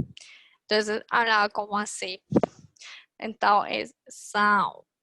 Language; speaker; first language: Portuguese; non-native, fluent; Spanish